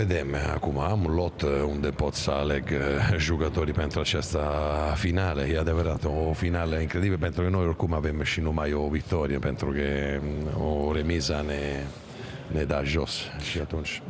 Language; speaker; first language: Romanian; non-native, fluent; Italian